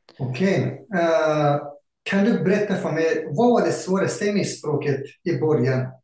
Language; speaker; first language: Swedish; non-native, fluent; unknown